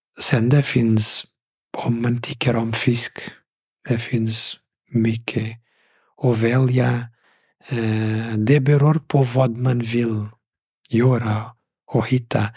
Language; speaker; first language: Swedish; non-native, fluent; Portuguese